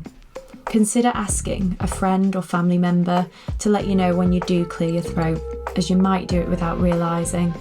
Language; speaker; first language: English; native; English